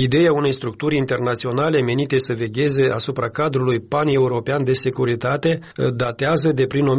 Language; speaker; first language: Romanian; native; Romanian